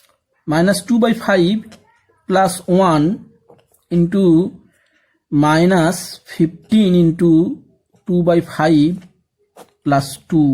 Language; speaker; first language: English; non-native, local second language; Bangla